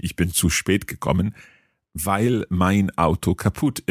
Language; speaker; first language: German; non-native, learner; English